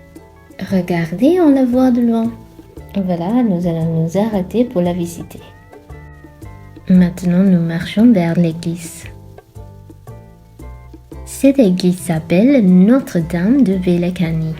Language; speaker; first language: French; non-native, fluent; Sinhala